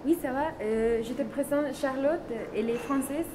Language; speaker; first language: French; non-native, learner; Spanish